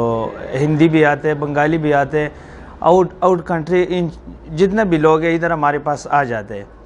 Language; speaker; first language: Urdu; non-native, local second language; Pashto